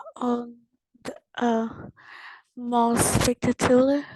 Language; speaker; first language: English; non-native, learner; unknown